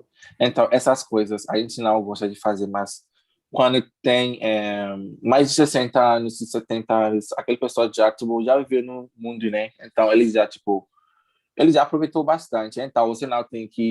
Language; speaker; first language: Portuguese; non-native, learner; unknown